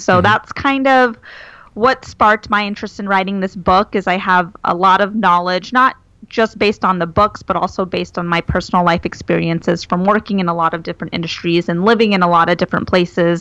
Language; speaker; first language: English; native; English